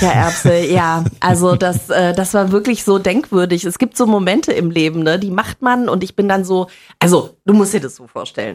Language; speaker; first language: German; native; German